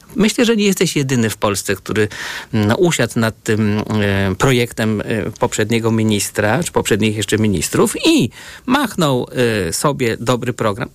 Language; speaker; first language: Polish; native; Polish